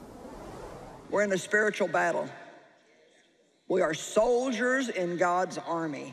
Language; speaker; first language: English; native; English